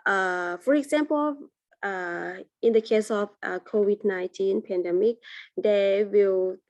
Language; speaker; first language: English; non-native, learner; Thai